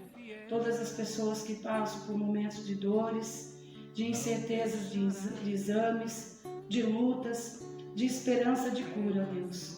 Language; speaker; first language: Portuguese; native; Portuguese